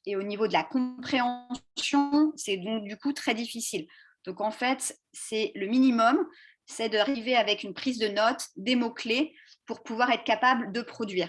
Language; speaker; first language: French; native; French